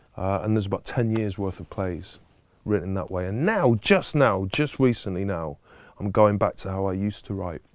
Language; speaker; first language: English; native; English